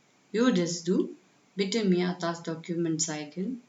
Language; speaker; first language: German; non-native, fluent; Hindi